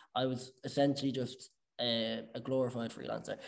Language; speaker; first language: English; native; English